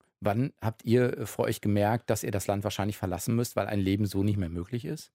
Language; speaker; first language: German; native; German